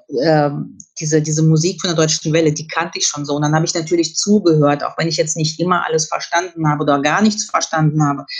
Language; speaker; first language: German; early bilingual, other home language; Russian